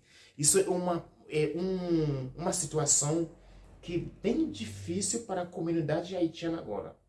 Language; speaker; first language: Portuguese; non-native, learner; Haitian Creole